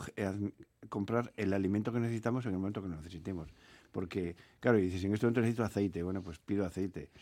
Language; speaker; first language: Spanish; native; Spanish